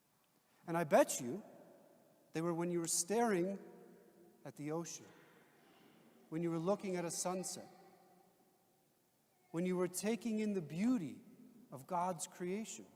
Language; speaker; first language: English; native; English